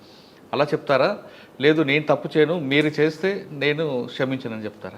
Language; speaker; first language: Telugu; native; Telugu